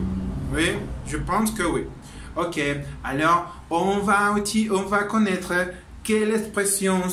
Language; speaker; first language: French; non-native, learner; Spanish